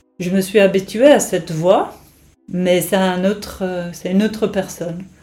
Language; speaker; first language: French; non-native, fluent; English